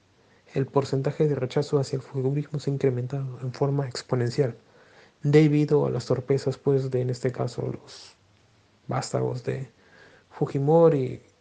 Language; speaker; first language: Spanish; native; Spanish